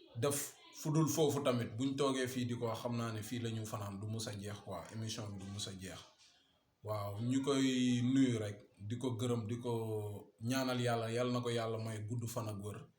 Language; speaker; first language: Wolof; non-native, local second language; Fula